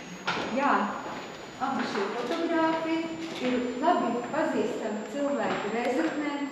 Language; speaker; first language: Latvian; native; Latvian